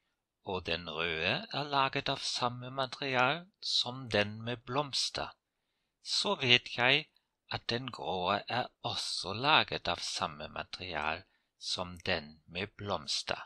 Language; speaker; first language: Norwegian; non-native, fluent; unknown